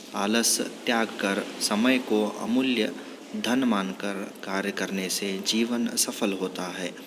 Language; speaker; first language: Hindi; non-native, local second language; Kannada